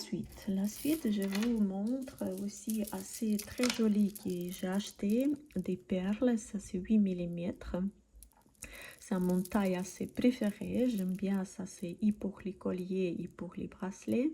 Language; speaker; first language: French; non-native, learner; Russian